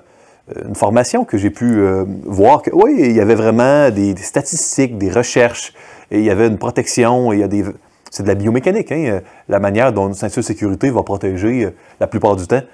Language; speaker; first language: French; native; French